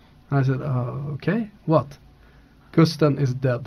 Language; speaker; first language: English; non-native, fluent; Swedish